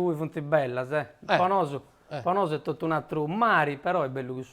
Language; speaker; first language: Italian; native; Italian